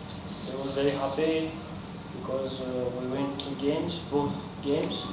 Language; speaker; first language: English; non-native, learner; Greek